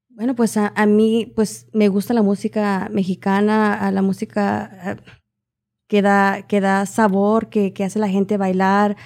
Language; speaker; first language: Spanish; early bilingual, heritage; Spanish